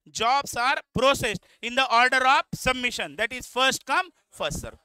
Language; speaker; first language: English; non-native, local second language; Marathi